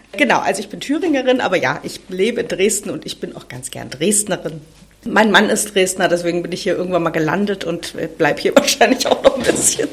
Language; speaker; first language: German; native; German